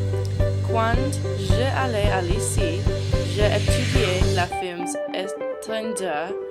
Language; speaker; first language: French; non-native, learner; English